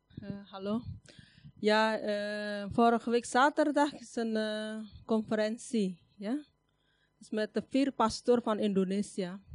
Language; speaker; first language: Dutch; non-native, learner; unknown